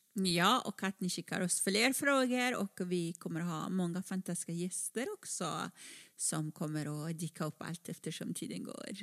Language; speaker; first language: Swedish; non-native, fluent; Persian